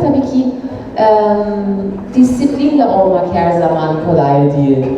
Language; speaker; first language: Turkish; early bilingual, heritage; Turkish